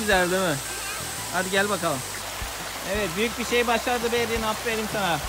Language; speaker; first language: Turkish; native; Turkish